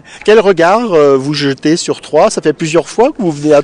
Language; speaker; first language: French; native; French